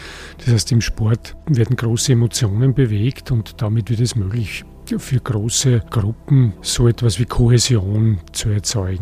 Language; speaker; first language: German; native; German